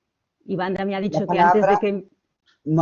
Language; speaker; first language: Spanish; native; Spanish